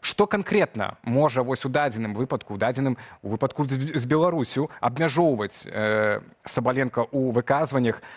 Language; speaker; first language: Belarusian; native; Belarusian